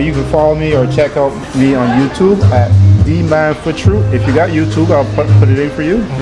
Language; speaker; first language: English; native; English